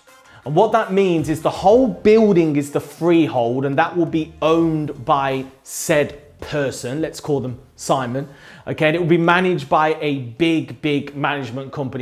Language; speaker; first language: English; native; English